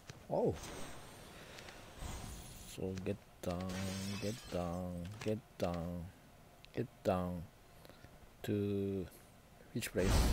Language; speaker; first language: English; non-native, learner; Japanese